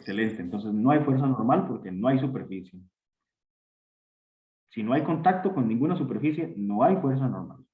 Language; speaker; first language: Spanish; native; Spanish